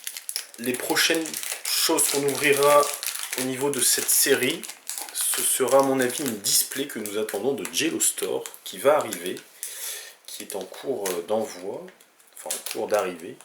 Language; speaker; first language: French; native; French